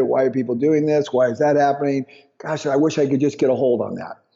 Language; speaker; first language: English; native; English